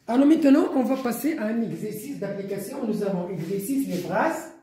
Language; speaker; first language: French; non-native, local second language; Arabic